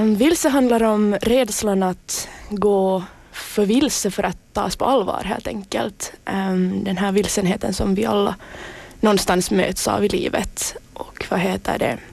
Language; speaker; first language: Swedish; native; Swedish